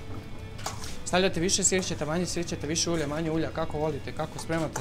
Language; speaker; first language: Serbian; native; Serbian